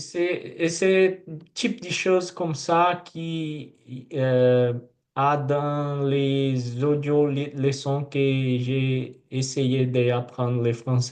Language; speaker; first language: French; non-native, learner; Portuguese